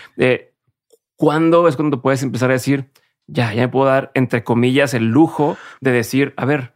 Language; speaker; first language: Spanish; native; Spanish